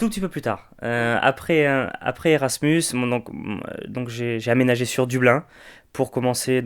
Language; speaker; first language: French; native; French